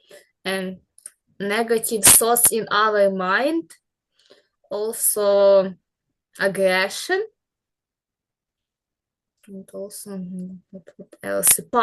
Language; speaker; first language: English; non-native, learner; Ukrainian